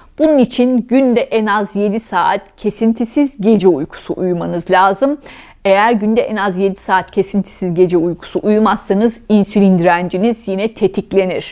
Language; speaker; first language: Turkish; native; Turkish